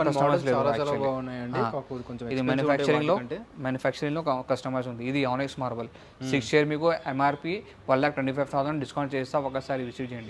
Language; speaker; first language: Telugu; non-native, local second language; Urdu